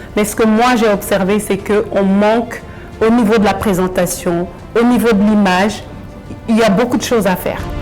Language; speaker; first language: French; early bilingual, other home language; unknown